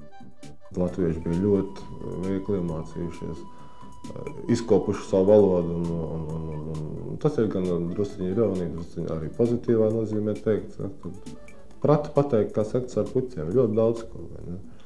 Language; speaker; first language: Latvian; native; Latvian